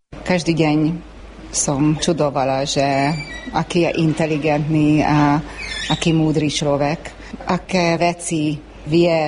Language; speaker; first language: Slovak; non-native, local second language; Hungarian